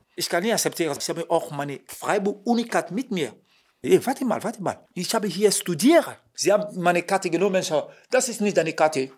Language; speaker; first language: German; non-native, fluent; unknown